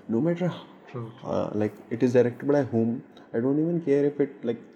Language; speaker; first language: English; non-native, local second language; Hindi